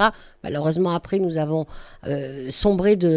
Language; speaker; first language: French; native; French